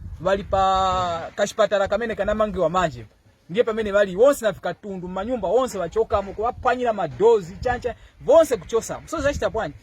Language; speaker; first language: Nyanja; non-native, local second language; Tumbuka